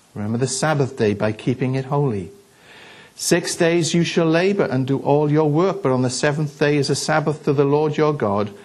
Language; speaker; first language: English; native; English